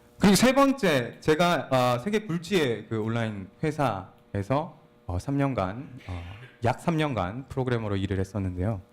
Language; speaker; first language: Korean; native; Korean